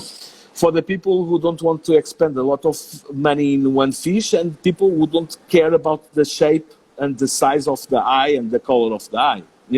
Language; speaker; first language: English; non-native, learner; Portuguese